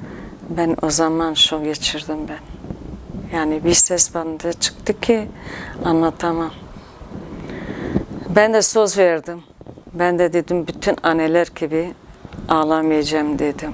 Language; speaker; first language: Turkish; non-native, local second language; Kurdish